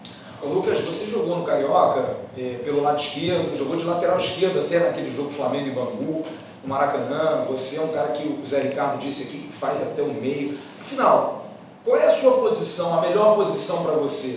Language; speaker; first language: Portuguese; native; Portuguese